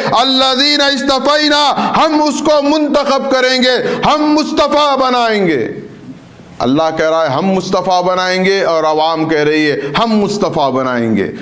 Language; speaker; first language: Urdu; native; Urdu